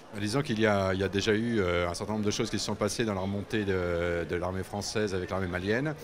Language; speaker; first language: French; native; French